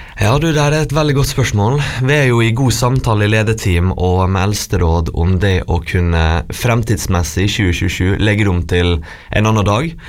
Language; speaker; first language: Norwegian; native; Norwegian